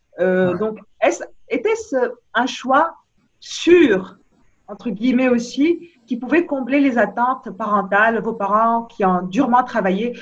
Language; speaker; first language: French; non-native, local second language; Arabic